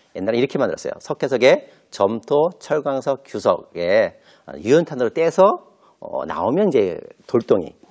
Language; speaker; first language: Korean; native; Korean